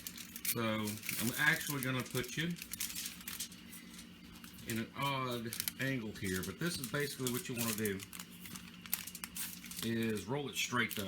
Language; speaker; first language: English; native; English